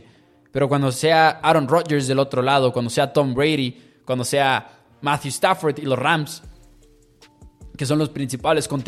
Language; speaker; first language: Spanish; native; Spanish